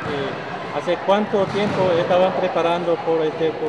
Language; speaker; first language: Spanish; non-native, learner; Korean